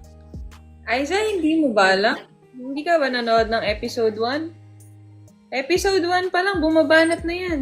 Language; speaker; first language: Filipino; non-native, local second language; Cebuano